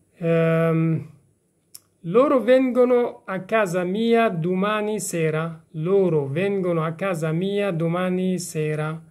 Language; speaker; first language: Italian; non-native, fluent; Persian